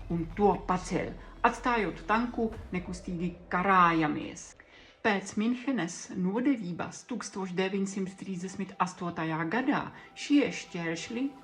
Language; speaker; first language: Latvian; non-native, fluent; Czech